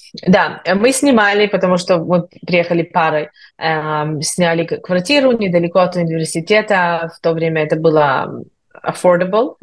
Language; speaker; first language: Russian; early bilingual, heritage; Russian